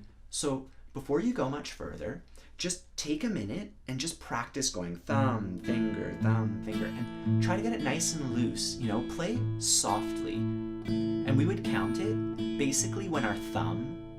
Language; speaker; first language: English; native; English